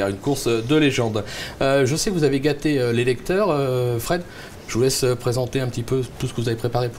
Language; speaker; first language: French; native; French